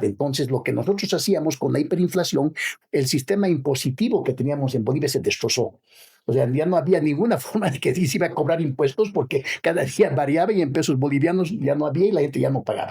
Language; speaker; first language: Spanish; native; Spanish